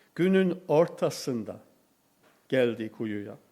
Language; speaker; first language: Turkish; non-native, fluent; English